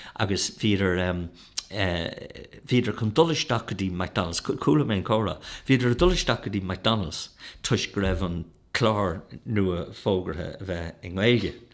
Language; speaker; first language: Irish; native; Irish